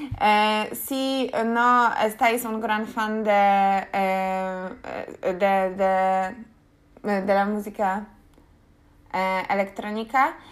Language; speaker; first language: Spanish; non-native, learner; Polish